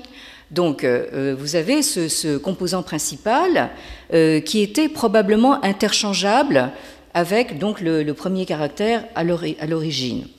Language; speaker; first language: French; native; French